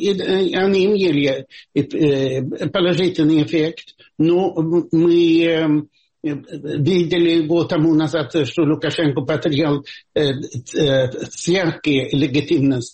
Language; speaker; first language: Russian; non-native, fluent; Swedish